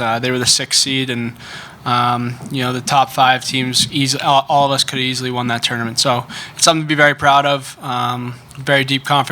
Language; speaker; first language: English; native; English